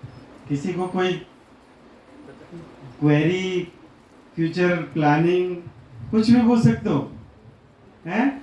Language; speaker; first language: Hindi; native; Hindi